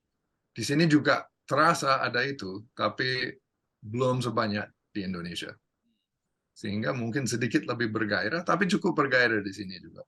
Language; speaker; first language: Indonesian; non-native, fluent; English